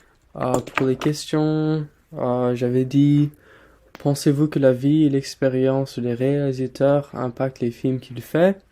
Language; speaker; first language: French; non-native, learner; English